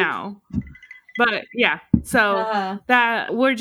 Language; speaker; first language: English; early bilingual, other home language; Spanish